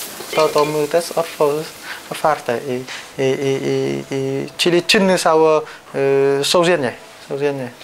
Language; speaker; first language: Polish; non-native, learner; Vietnamese